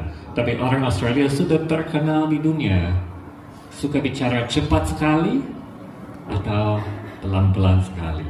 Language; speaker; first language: Indonesian; non-native, fluent; English